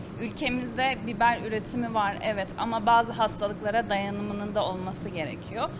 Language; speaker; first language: Turkish; native; Turkish